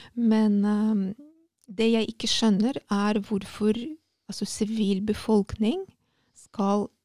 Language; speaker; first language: Norwegian; non-native, fluent; Russian